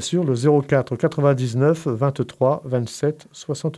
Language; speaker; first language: French; native; French